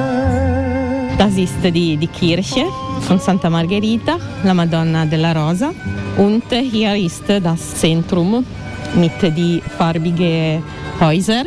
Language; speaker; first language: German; non-native, learner; Italian